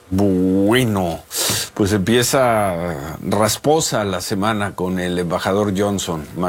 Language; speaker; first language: Spanish; native; Spanish